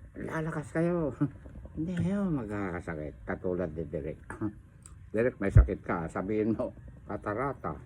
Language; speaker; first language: Filipino; non-native, local second language; Iloko